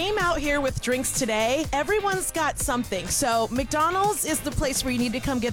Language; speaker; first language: English; native; English